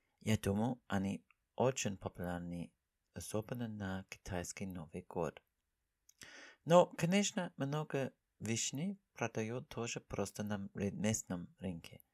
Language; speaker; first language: Russian; non-native, learner; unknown